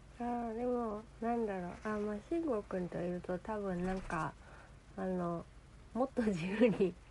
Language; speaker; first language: Japanese; native; Japanese